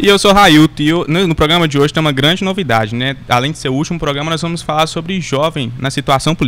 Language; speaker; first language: Portuguese; native; Portuguese